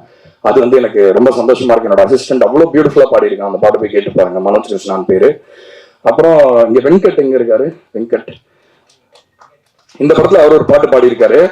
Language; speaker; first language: Tamil; native; Tamil